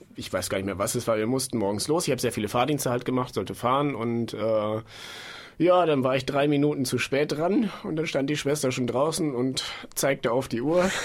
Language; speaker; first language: German; native; German